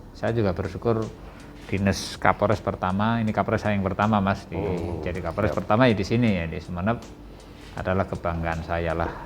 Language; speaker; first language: Indonesian; native; Indonesian